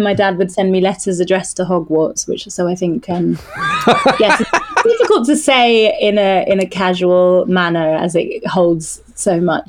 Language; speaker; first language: English; non-native, local second language; French